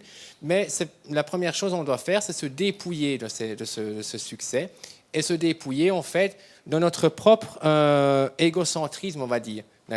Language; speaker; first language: French; native; French